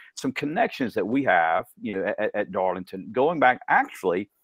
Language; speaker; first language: English; native; English